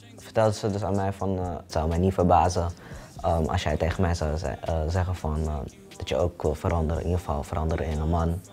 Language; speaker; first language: Dutch; early bilingual, other home language; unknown